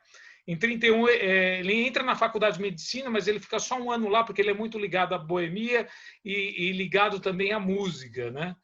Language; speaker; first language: Portuguese; native; Portuguese